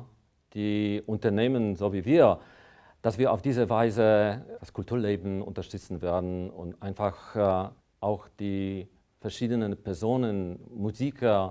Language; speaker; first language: German; non-native, fluent; Polish